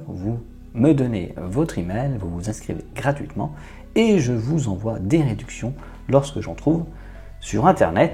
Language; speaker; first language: French; native; French